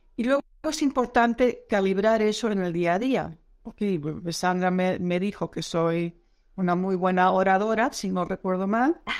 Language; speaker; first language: Spanish; non-native, fluent; Dutch